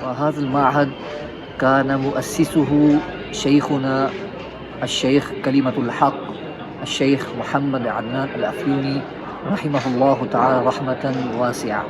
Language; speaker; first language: Arabic; non-native, fluent; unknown